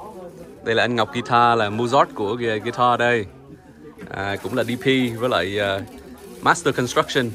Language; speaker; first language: Vietnamese; early bilingual, heritage; Vietnamese